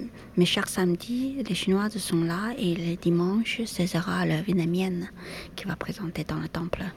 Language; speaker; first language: French; non-native, learner; Chinese